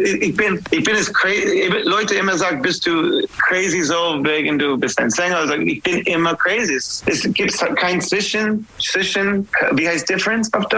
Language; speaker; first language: German; non-native, learner; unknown